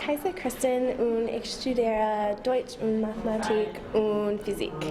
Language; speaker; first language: German; non-native, learner; English